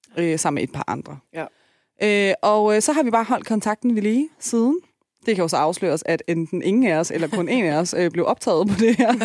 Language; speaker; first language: Danish; native; Danish